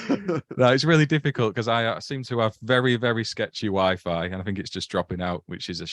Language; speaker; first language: English; native; English